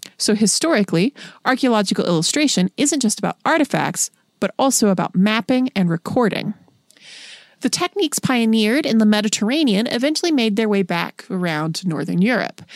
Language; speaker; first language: English; native; English